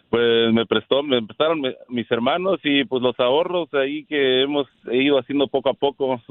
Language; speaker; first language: Spanish; native; Spanish